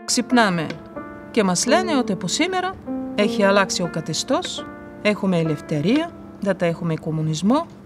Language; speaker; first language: Greek; non-native, fluent; Bulgarian